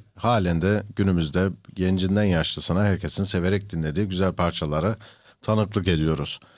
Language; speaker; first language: Turkish; early bilingual, heritage; Turkish